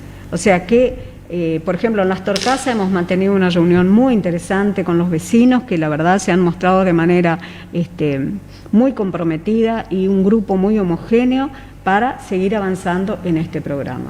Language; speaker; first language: Spanish; native; Spanish